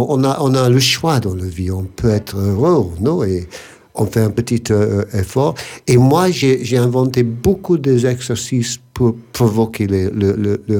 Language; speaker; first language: French; non-native, fluent; English